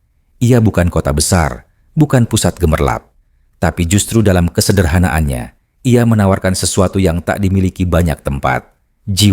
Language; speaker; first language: Indonesian; native; Indonesian